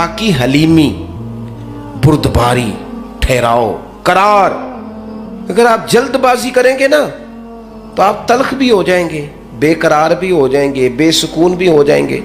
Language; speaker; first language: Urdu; non-native, local second language; Punjabi